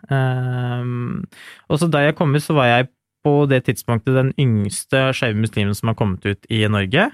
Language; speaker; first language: Norwegian; early bilingual, other home language; Urdu